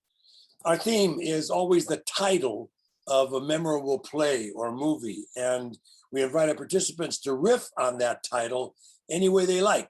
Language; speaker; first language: English; native; English